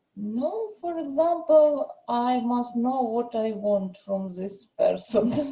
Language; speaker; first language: English; non-native, learner; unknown